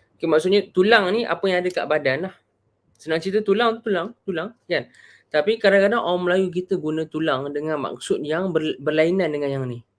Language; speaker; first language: Malay; native; Malay